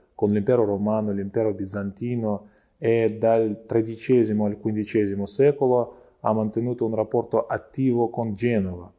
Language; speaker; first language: Italian; non-native, fluent; Abkhazian